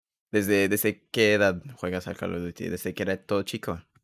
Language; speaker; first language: Spanish; early bilingual, heritage; Spanish